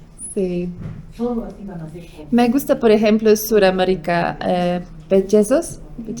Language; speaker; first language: Spanish; non-native, learner; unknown